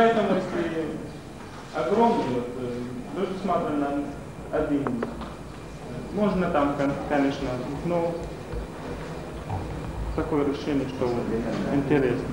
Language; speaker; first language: Russian; non-native, learner; Arabic